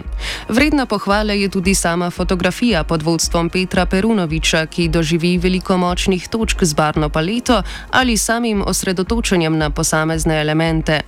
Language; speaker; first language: Slovenian; native; Slovenian